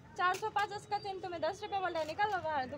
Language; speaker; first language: Hindi; non-native, fluent; Bangla